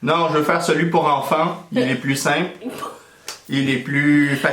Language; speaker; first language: French; native; French